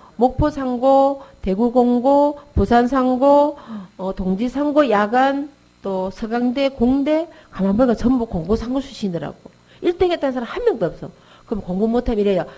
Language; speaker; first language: Korean; native; Korean